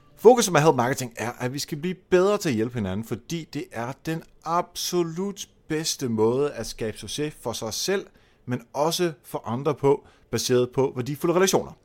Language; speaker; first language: Danish; non-native, fluent; Dutch